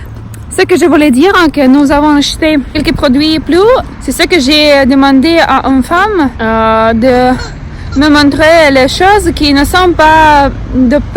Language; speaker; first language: French; non-native, learner; Russian